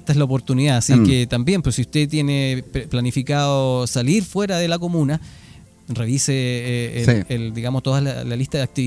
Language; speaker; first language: Spanish; native; Spanish